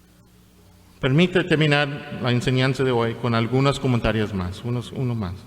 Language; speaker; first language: Spanish; non-native, fluent; English